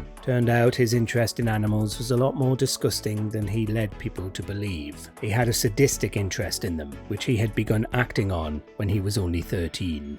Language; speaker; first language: English; native; English